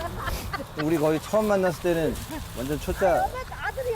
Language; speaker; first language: Korean; native; Korean